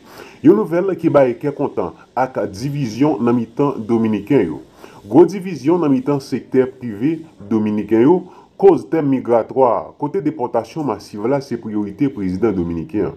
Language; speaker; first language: Haitian Creole; native; Haitian Creole